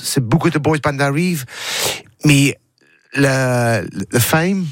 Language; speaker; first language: French; non-native, learner; English